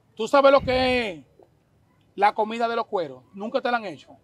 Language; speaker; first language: Spanish; native; Spanish